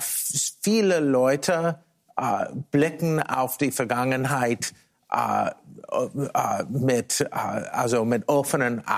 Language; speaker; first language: German; non-native, fluent; English